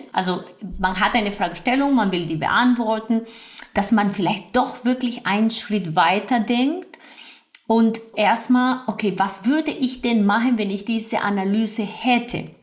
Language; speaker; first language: German; non-native, fluent; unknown